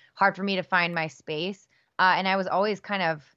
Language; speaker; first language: English; early bilingual, other home language; Spanish